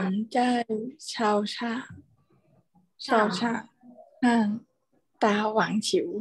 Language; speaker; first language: Chinese; non-native, learner; Thai